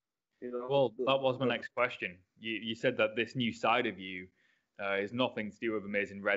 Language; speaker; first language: English; native; English